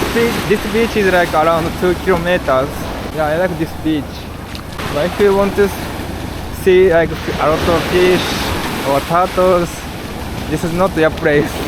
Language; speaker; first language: English; non-native, fluent; Japanese